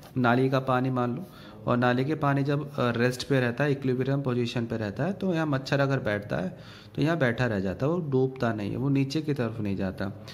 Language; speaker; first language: Hindi; native; Hindi